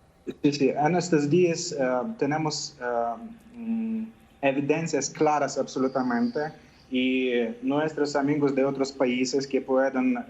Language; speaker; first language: Spanish; non-native, fluent; Ukrainian